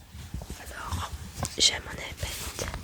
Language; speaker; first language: French; non-native, learner; German